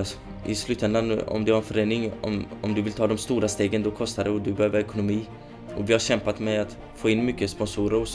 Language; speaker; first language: Swedish; early bilingual, other home language; Kurdish